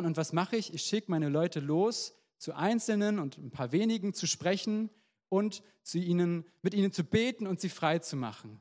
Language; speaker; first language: German; native; German